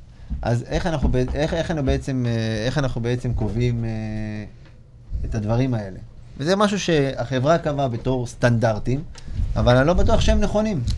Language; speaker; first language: Hebrew; native; Hebrew